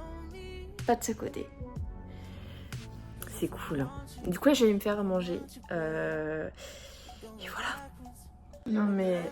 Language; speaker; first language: French; native; French